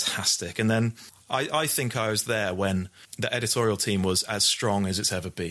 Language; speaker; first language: English; native; English